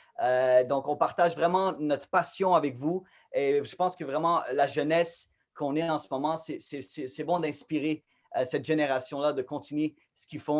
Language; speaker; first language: French; native; French